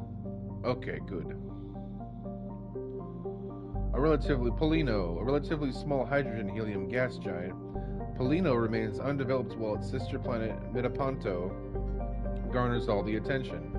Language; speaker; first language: English; native; English